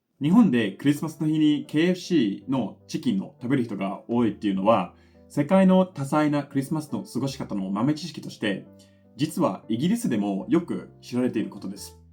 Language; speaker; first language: Japanese; non-native, fluent; English